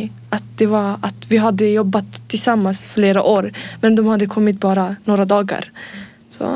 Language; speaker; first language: Swedish; early bilingual, other home language; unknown